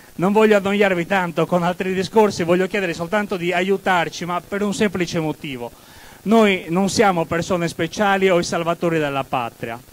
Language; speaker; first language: Italian; native; Italian